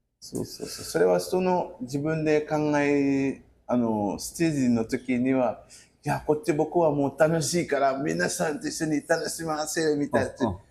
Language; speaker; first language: Japanese; non-native, fluent; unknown